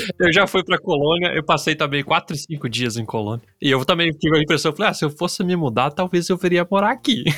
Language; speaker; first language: Portuguese; native; Portuguese